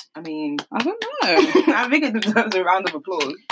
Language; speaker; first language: English; native; English